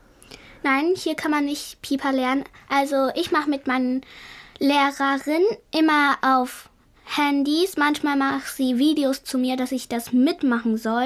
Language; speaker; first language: German; early bilingual, other home language; Chinese